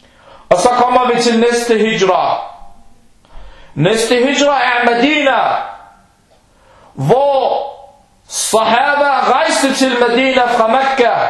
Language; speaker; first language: Danish; early bilingual, other home language; Urdu